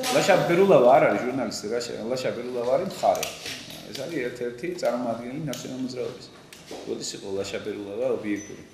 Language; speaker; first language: Georgian; native; Georgian